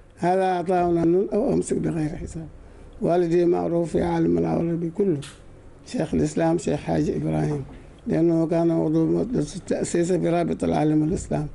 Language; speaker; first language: Arabic; non-native, fluent; Wolof